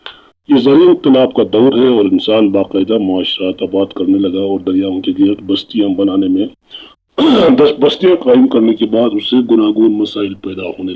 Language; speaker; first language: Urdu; non-native, local second language; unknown